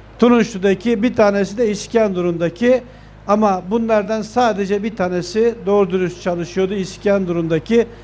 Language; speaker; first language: Turkish; native; Turkish